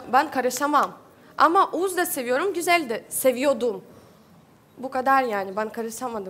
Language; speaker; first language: Turkish; non-native, learner; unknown